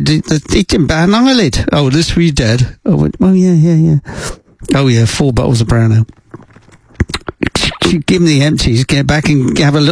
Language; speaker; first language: English; native; English